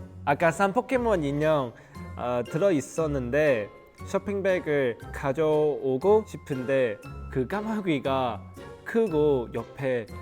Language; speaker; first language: Korean; non-native, fluent; Cantonese